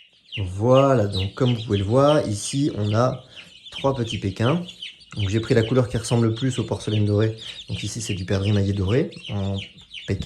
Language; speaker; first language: French; native; French